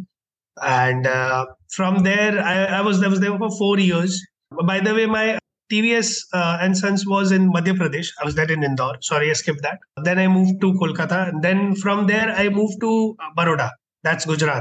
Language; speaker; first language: English; non-native, local second language; Hindi